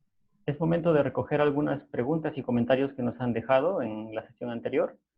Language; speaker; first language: Spanish; native; Spanish